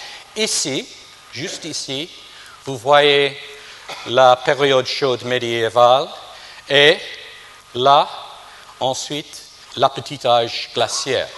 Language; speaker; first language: French; non-native, fluent; English